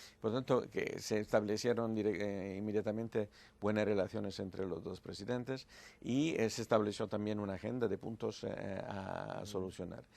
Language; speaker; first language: Spanish; non-native, fluent; Italian